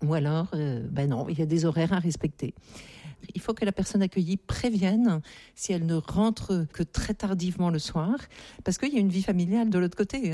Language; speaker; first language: French; native; French